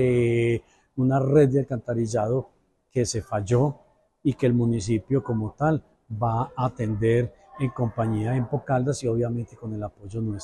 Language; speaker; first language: Spanish; native; Spanish